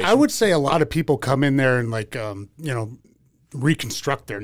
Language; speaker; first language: English; native; English